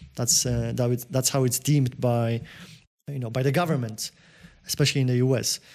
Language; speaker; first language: English; non-native, fluent; Polish